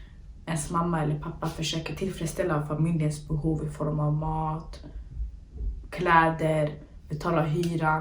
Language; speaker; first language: Swedish; early bilingual, other home language; Somali